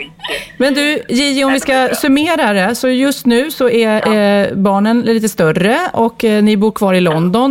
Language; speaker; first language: Swedish; native; Swedish